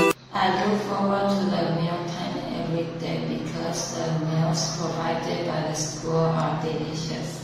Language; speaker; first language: English; non-native, learner; Chinese